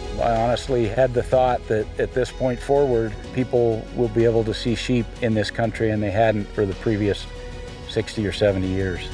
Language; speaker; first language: English; native; English